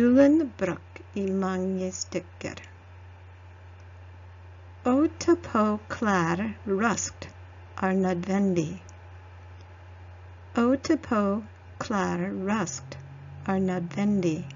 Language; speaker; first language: Norwegian; non-native, learner; English